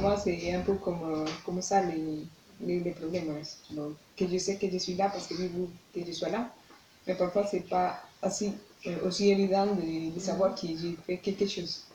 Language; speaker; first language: French; non-native, learner; Spanish